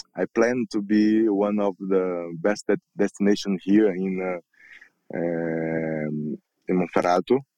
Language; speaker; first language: English; non-native, learner; Portuguese